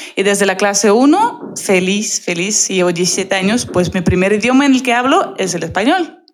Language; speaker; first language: Spanish; non-native, fluent; Russian